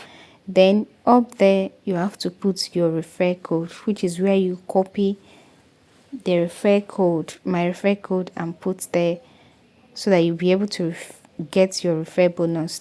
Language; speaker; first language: English; non-native, local second language; Igbo